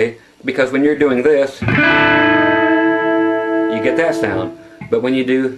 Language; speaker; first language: English; native; English